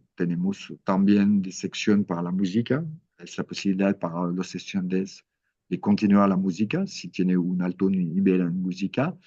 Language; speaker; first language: Spanish; non-native, learner; French